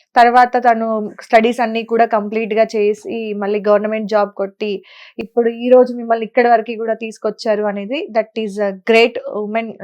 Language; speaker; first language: Telugu; native; Telugu